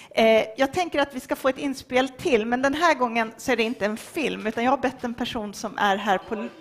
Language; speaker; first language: Swedish; native; Swedish